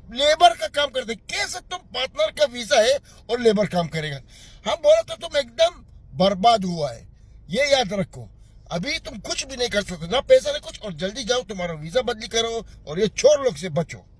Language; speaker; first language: Hindi; non-native, learner; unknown